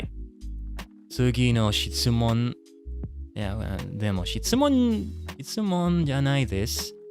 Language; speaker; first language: Japanese; non-native, learner; English